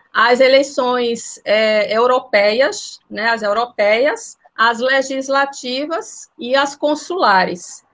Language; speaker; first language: Portuguese; non-native, fluent; French